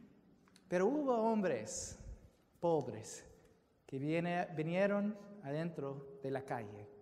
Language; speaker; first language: Spanish; non-native, fluent; English